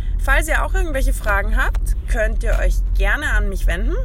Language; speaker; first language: German; native; German